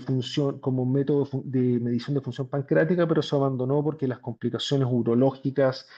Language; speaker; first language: Spanish; native; Spanish